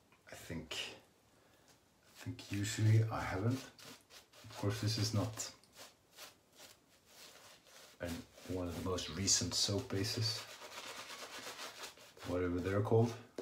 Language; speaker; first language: English; non-native, fluent; Swedish